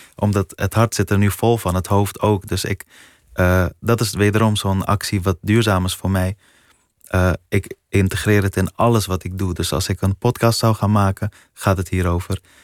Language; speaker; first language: Dutch; early bilingual, other home language; Persian